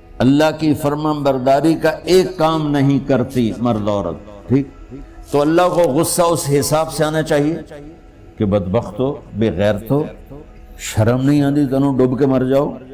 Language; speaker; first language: Urdu; non-native, local second language; Punjabi